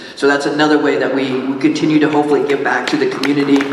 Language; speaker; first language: English; native; English